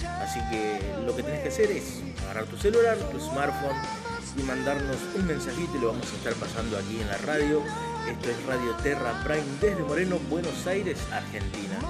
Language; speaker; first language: Spanish; native; Spanish